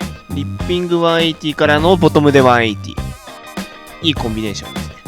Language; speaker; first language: Japanese; native; Japanese